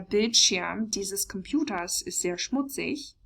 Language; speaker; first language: German; non-native, fluent; English